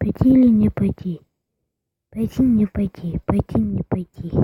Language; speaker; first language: Russian; non-native, local second language; Kazakh